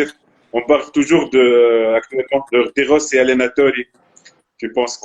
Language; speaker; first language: French; non-native, local second language; Arabic